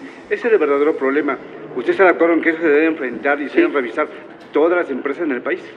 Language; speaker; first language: Spanish; native; Spanish